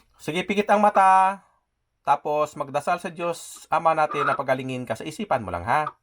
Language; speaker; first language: Filipino; native; Filipino